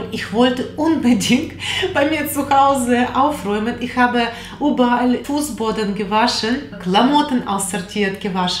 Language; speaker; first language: German; non-native, fluent; Russian